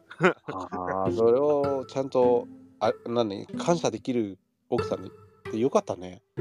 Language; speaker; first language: Japanese; early bilingual, heritage; Japanese